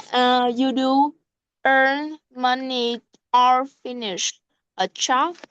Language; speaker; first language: English; non-native, learner; Vietnamese